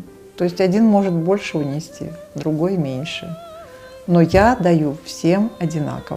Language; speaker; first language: Russian; native; Russian